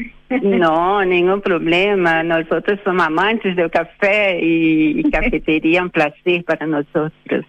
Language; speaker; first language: Spanish; non-native, fluent; Portuguese